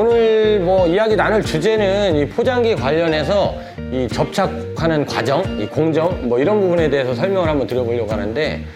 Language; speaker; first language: Korean; native; Korean